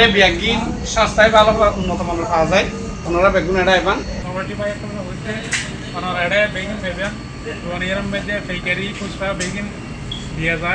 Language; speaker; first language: Bangla; non-native, local second language; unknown